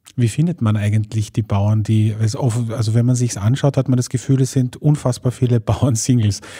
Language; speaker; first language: German; native; German